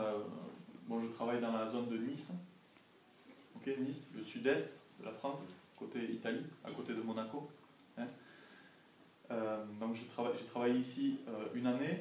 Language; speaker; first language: French; native; French